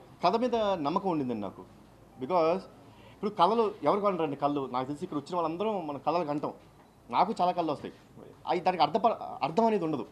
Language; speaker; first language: Telugu; native; Telugu